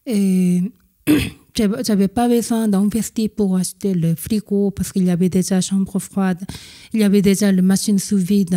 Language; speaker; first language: French; non-native, fluent; Korean